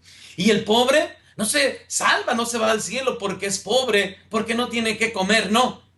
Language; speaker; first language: Spanish; native; Spanish